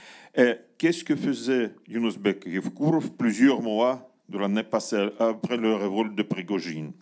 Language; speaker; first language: French; non-native, learner; Russian